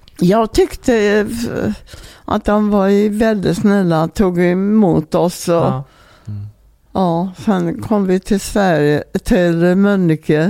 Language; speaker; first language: Swedish; non-native, fluent; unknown